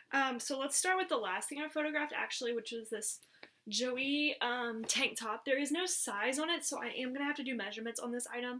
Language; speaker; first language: English; native; English